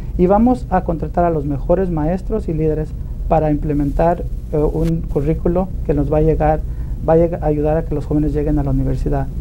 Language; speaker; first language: Spanish; early bilingual, heritage; Spanish